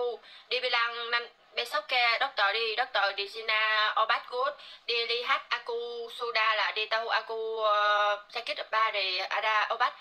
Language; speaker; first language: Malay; non-native, learner; Vietnamese